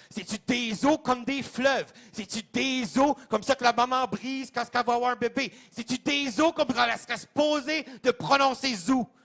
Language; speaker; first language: French; non-native, local second language; English